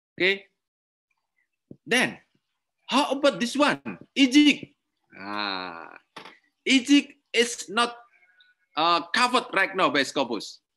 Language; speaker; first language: English; non-native, learner; Indonesian